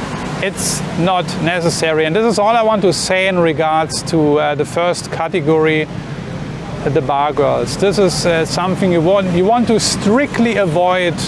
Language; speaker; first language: English; non-native, fluent; German